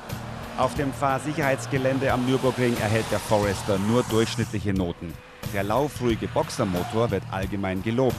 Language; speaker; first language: German; native; German